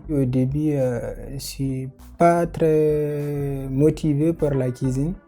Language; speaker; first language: French; non-native, fluent; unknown